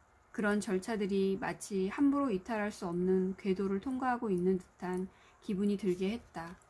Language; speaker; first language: Korean; native; Korean